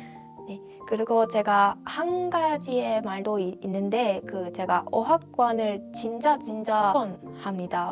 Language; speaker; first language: Korean; non-native, fluent; Persian